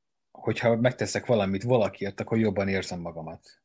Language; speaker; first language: Hungarian; native; Hungarian